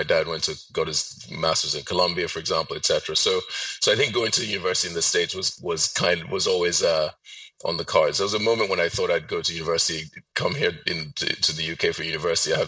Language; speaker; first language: English; non-native, local second language; Yoruba